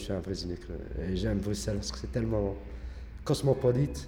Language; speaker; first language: French; early bilingual, other home language; Arabic